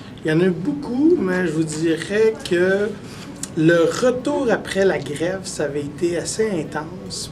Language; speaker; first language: French; native; French